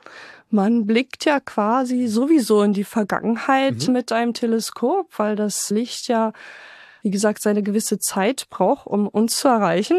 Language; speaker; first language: German; native; German